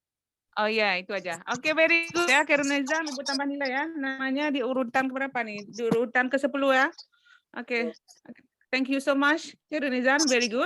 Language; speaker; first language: Indonesian; native; Indonesian